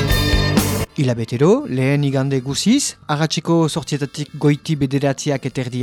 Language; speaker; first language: Basque; native; Basque